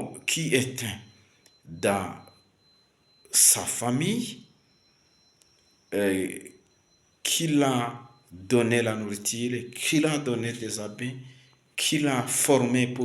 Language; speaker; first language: French; non-native, local second language; Kinyarwanda